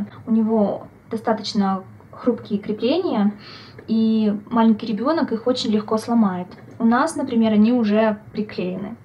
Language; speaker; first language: Russian; native; Russian